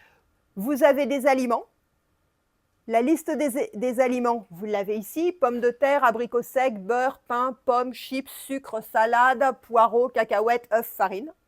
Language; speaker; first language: French; native; French